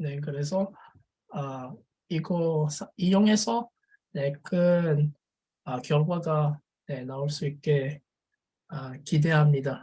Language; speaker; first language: Korean; non-native, learner; French